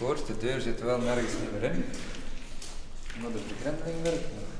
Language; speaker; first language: Dutch; native; Dutch